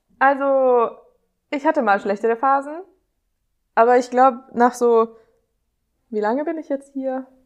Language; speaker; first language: German; non-native, fluent; Hungarian